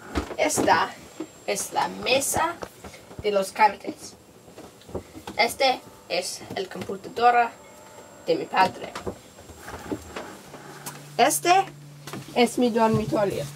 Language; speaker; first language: Spanish; non-native, learner; English